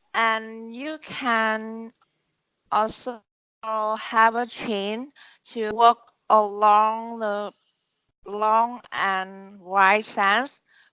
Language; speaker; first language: English; non-native, learner; Vietnamese